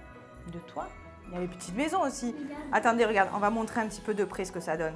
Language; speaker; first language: French; native; French